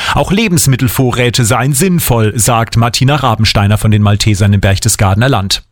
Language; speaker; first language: German; native; German